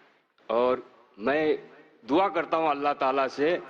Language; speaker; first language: Hindi; non-native, local second language; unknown